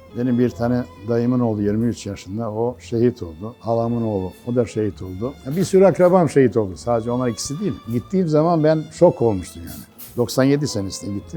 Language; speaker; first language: Turkish; non-native, fluent; Bosnian